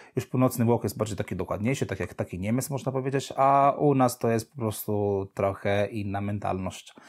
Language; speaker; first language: Polish; non-native, fluent; Italian